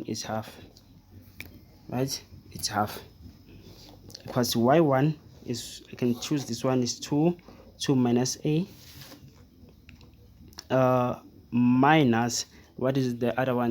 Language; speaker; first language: English; non-native, fluent; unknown